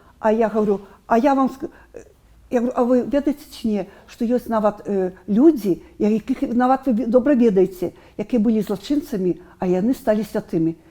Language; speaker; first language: Belarusian; non-native, local second language; Russian